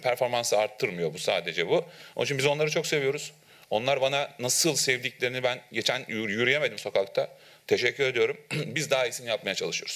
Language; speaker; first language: Turkish; native; Turkish